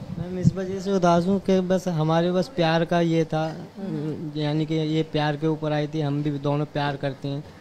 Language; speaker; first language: Hindi; native; Hindi